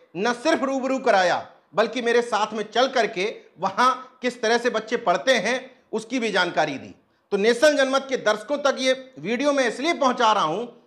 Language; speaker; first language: Hindi; native; Hindi